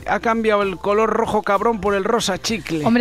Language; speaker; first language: Spanish; native; Spanish